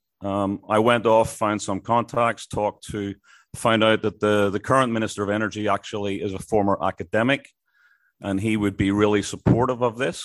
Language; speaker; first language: English; native; English